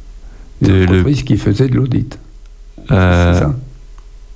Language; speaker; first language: French; native; French